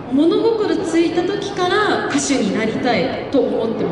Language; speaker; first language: Japanese; native; Japanese